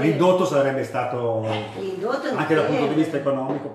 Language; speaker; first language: Italian; native; Italian